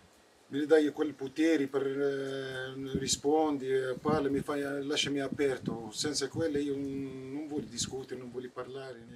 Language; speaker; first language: Italian; non-native, learner; Arabic